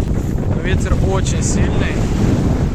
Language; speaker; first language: Russian; native; Russian